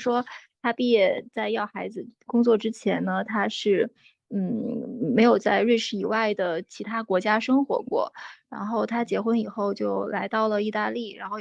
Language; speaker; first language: Chinese; native; Chinese